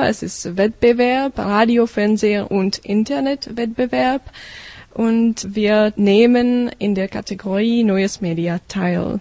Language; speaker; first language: German; non-native, learner; Czech